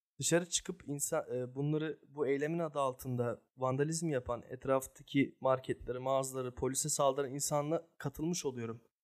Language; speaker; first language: Turkish; early bilingual, heritage; Turkish